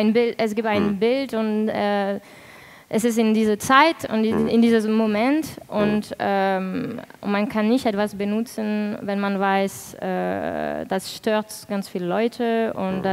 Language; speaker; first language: German; non-native, fluent; French